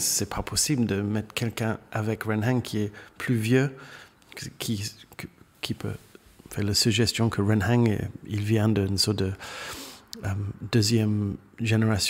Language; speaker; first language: French; non-native, fluent; English